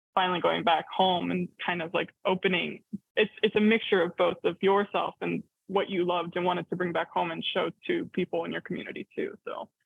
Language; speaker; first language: English; early bilingual, other home language; Arabic